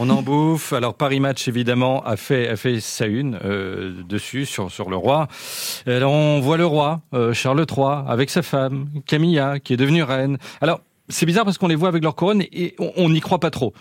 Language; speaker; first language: French; native; French